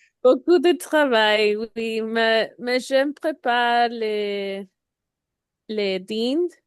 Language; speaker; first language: French; non-native, learner; Spanish